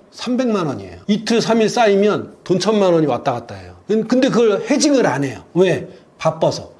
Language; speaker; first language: Korean; native; Korean